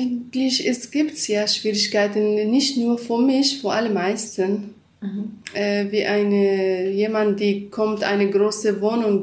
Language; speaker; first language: German; non-native, learner; Central Kurdish